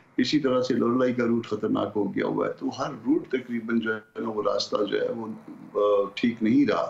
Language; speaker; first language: Urdu; non-native, local second language; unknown